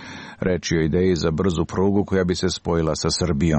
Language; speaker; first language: Serbian; native; Serbian